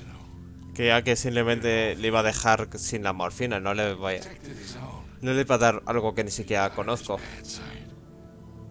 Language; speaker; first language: Spanish; native; Spanish